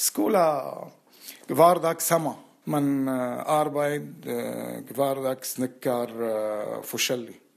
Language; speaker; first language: Norwegian; non-native, learner; Arabic